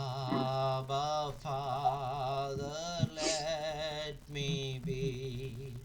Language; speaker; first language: English; non-native, local second language; Telugu